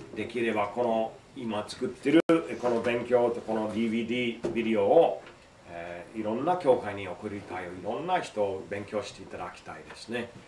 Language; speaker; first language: Japanese; non-native, fluent; English